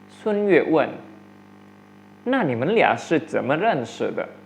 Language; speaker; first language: Chinese; non-native, fluent; Indonesian